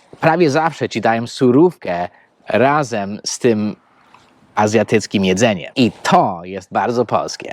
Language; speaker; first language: Polish; non-native, fluent; English